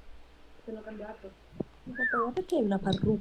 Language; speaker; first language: Italian; native; Italian